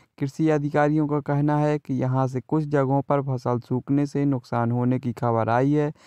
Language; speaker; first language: Hindi; native; Hindi